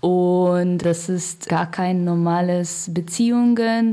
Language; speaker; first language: German; non-native, learner; Russian